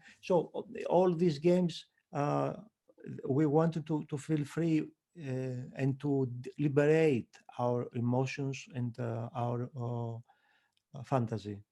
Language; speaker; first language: English; non-native, fluent; Greek